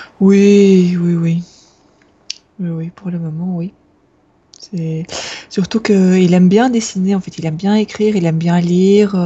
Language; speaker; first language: French; native; French